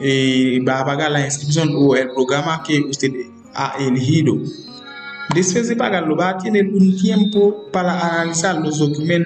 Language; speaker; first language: Spanish; non-native, learner; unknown